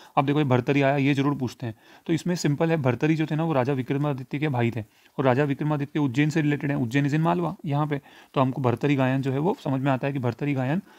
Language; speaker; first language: Hindi; native; Hindi